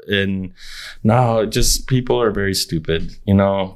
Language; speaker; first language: English; early bilingual, other home language; Spanish